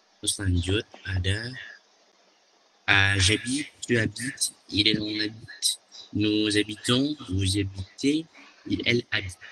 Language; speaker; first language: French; non-native, learner; Indonesian